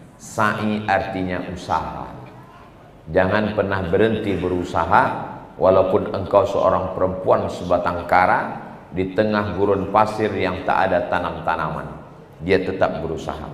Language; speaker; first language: Malay; native; Malay